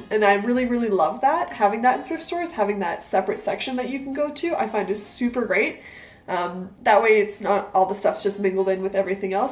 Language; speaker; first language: English; native; English